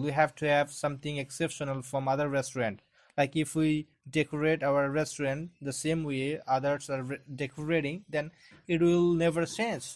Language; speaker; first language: English; non-native, local second language; Bangla